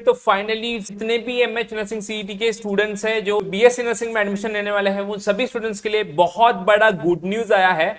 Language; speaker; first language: Hindi; non-native, local second language; Marathi